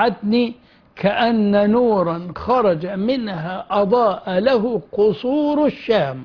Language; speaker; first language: Arabic; native; Arabic